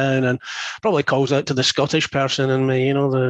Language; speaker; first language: English; native; English